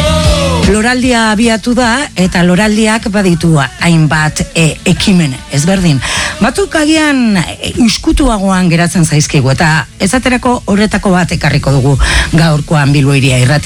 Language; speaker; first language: Basque; native; Basque